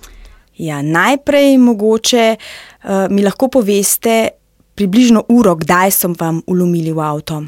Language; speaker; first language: Slovenian; native; Slovenian